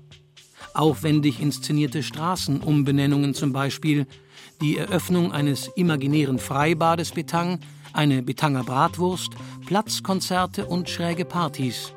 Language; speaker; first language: German; native; German